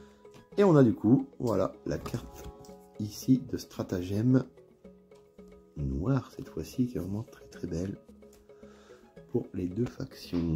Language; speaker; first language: French; native; French